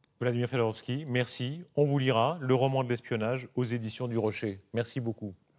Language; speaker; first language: French; native; French